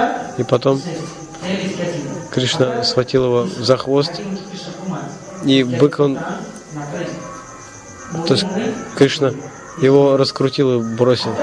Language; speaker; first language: Russian; non-native, fluent; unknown